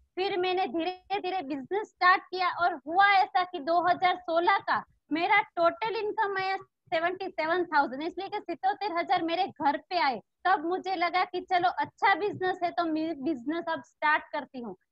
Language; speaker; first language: Hindi; non-native, local second language; Gujarati